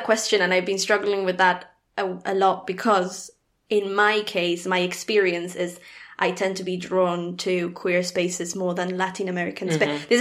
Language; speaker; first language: English; non-native, fluent; Spanish